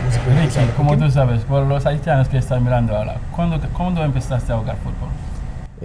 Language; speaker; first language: Spanish; non-native, fluent; Haitian Creole